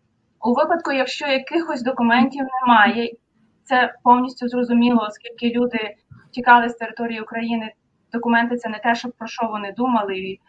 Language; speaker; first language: Ukrainian; native; Ukrainian